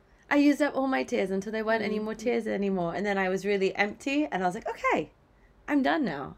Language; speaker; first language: English; native; English